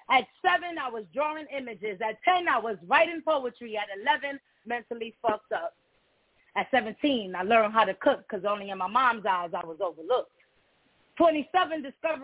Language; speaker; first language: English; early bilingual, other home language; Spanish